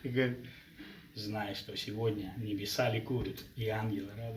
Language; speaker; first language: Russian; native; Russian